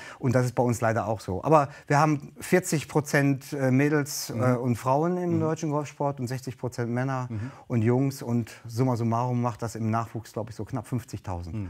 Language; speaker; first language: German; native; German